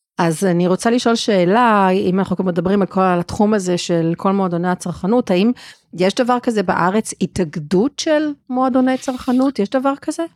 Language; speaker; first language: Hebrew; non-native, fluent; English